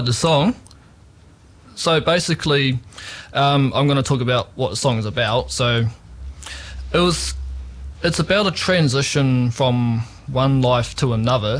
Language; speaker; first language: English; native; English